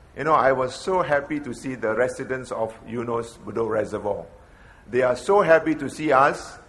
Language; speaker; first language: English; non-native, local second language; Malay